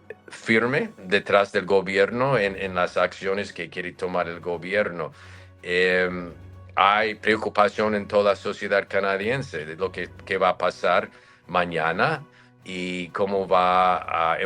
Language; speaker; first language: Spanish; non-native, fluent; English